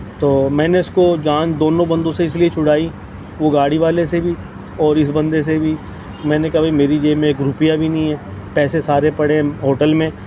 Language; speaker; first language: Urdu; non-native, local second language; Punjabi